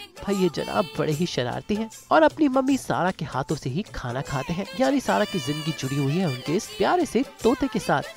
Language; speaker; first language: Hindi; native; Hindi